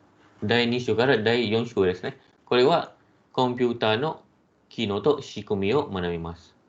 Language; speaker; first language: Japanese; non-native, fluent; Malay